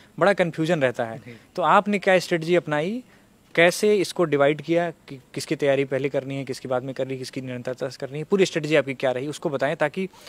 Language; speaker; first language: Hindi; native; Hindi